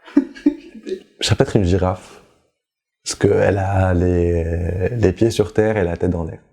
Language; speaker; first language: French; non-native, local second language; Arabic